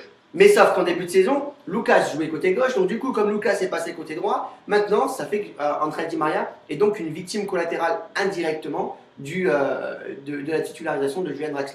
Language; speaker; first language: French; native; French